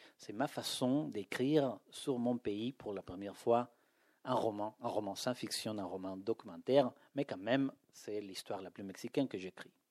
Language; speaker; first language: French; non-native, fluent; Spanish